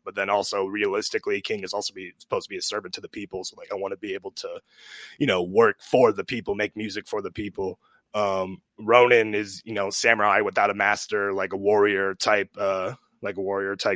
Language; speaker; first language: English; native; English